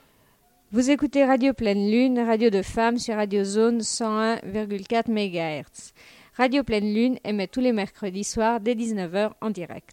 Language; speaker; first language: French; native; French